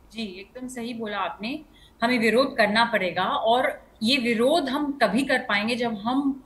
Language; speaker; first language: Hindi; non-native, local second language; Bangla